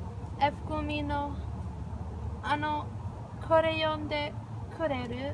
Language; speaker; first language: Japanese; non-native, learner; English